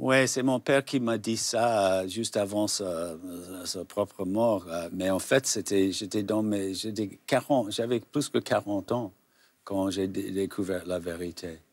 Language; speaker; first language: French; non-native, fluent; English